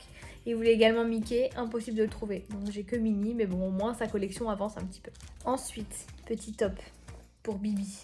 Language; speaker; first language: French; native; French